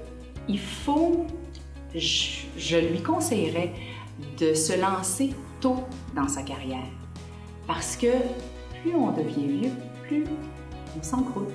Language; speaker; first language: French; native; French